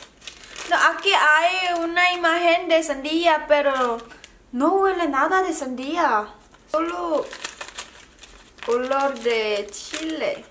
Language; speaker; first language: Spanish; non-native, learner; Korean